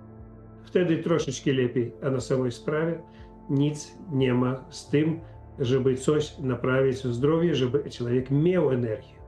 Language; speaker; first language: Polish; non-native, fluent; Ukrainian